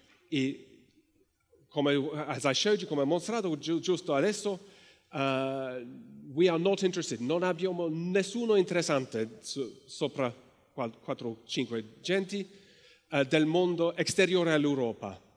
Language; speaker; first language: Italian; non-native, learner; English